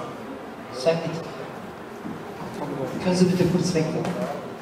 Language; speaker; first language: German; non-native, learner; Turkish